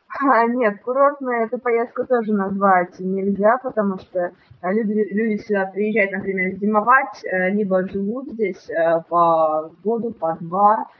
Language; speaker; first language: Russian; native; Russian